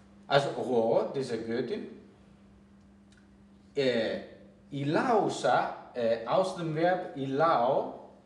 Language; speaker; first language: German; non-native, fluent; Greek